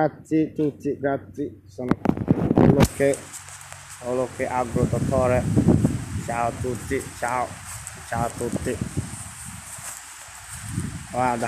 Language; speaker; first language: Italian; non-native, learner; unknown